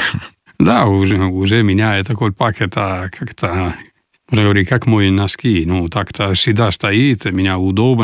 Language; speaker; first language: Russian; non-native, learner; Italian